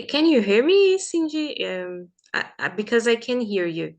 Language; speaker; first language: English; non-native, fluent; Portuguese